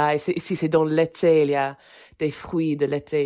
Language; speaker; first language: French; non-native, fluent; English